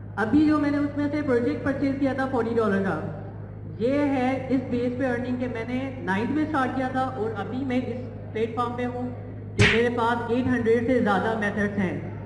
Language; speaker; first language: Urdu; non-native, local second language; Sindhi